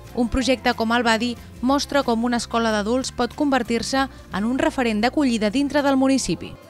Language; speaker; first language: Catalan; native; Catalan